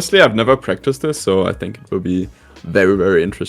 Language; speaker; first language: English; non-native, fluent; German